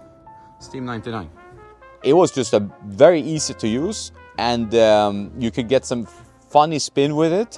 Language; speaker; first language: English; non-native, fluent; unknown